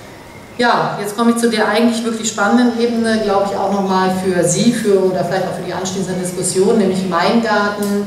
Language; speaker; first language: German; native; German